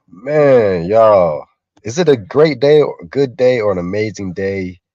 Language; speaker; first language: English; native; English